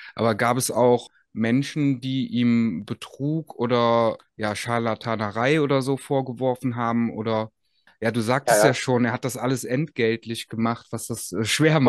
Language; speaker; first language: German; native; German